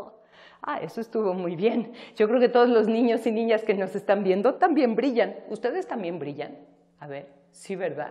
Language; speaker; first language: Spanish; native; Spanish